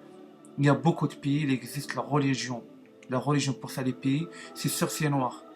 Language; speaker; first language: French; non-native, learner; Arabic